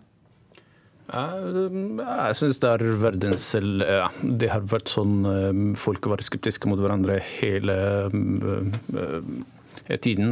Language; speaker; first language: Norwegian; non-native, learner; Arabic